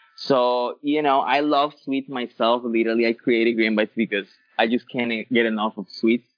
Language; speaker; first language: English; early bilingual, other home language; Spanish